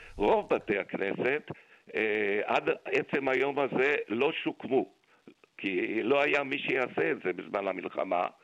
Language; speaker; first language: Hebrew; early bilingual, other home language; German